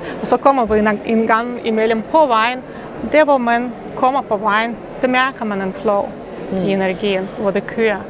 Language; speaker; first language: Danish; non-native, fluent; Russian